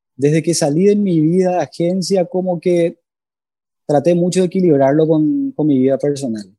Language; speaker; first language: Spanish; native; Spanish